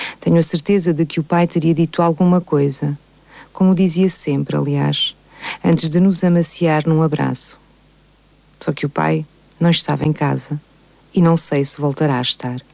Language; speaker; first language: Portuguese; native; Portuguese